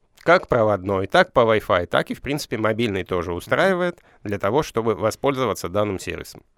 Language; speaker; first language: Russian; native; Russian